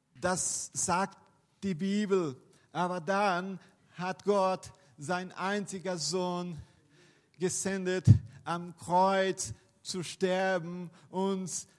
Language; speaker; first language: German; non-native, fluent; Portuguese